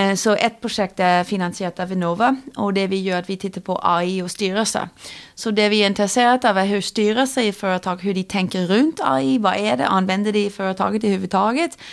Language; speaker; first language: Swedish; non-native, fluent; English